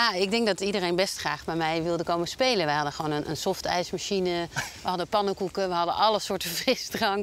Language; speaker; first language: Dutch; native; Dutch